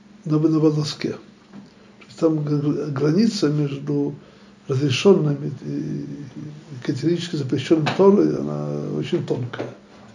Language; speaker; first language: Russian; native; Russian